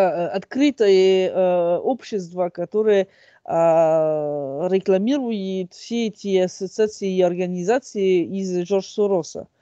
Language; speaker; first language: Russian; non-native, fluent; French